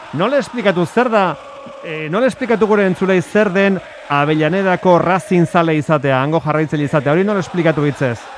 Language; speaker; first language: Basque; native; Basque